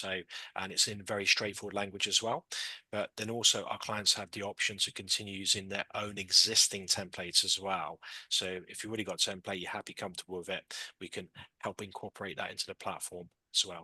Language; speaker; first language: English; native; English